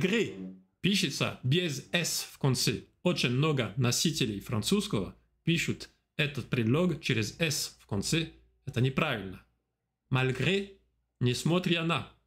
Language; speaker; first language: Russian; non-native, fluent; French